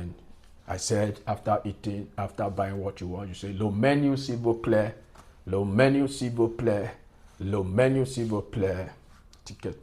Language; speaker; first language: French; non-native, learner; English